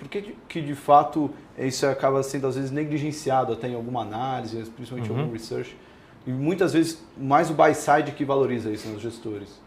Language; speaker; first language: Portuguese; native; Portuguese